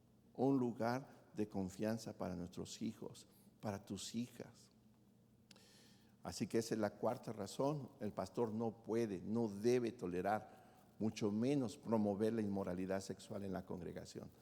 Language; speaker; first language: Spanish; native; Spanish